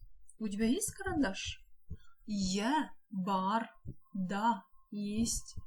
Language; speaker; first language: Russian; non-native, local second language; Kazakh